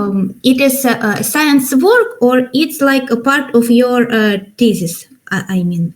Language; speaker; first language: English; non-native, learner; Ukrainian